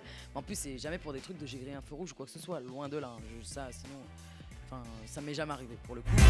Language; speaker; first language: French; native; French